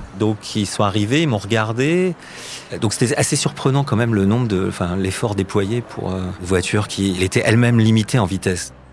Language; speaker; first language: French; native; French